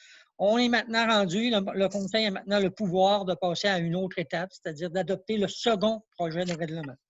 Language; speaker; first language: French; native; French